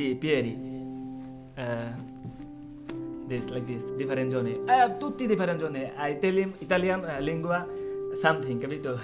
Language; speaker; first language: Italian; non-native, learner; Bangla